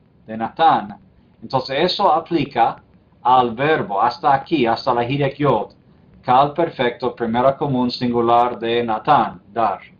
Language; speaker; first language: Spanish; non-native, fluent; English